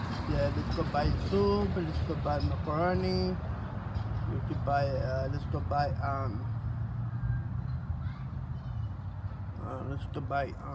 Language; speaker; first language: English; non-native, learner; Spanish